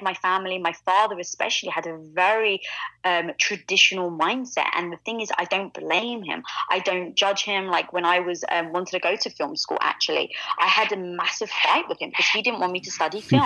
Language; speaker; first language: English; native; English